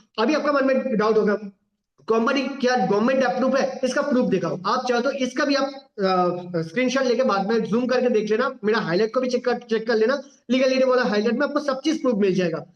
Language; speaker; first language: Hindi; non-native, local second language; Bangla